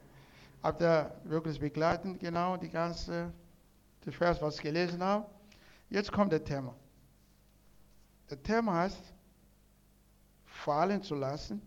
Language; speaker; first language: German; non-native, learner; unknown